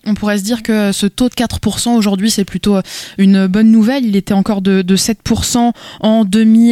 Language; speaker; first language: French; native; French